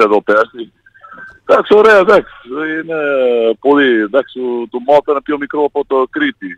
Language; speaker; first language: Greek; non-native, learner; Portuguese